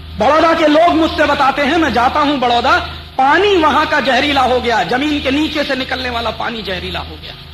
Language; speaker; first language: Hindi; native; Hindi